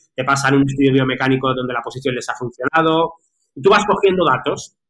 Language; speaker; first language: Spanish; native; Spanish